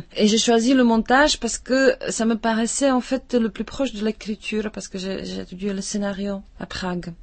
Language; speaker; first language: French; non-native, fluent; Czech